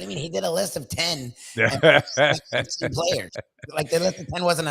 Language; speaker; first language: English; native; English